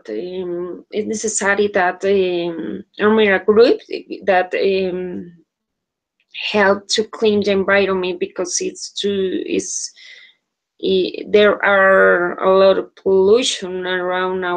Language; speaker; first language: English; non-native, learner; Spanish